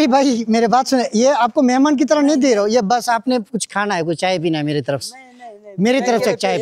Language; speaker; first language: Hindi; non-native, learner; Bangla